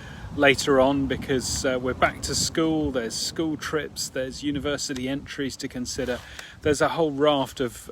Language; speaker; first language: English; native; English